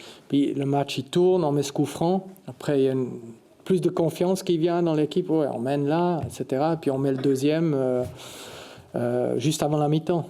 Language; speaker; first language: French; native; French